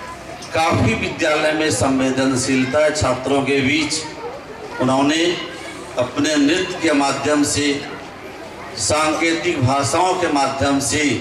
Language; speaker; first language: Hindi; native; Hindi